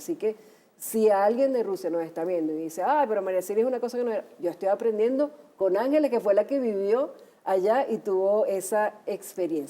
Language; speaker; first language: Spanish; native; Spanish